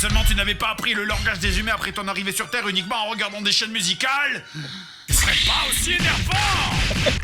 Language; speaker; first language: French; native; French